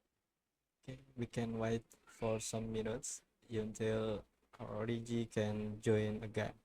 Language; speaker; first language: English; non-native, learner; Indonesian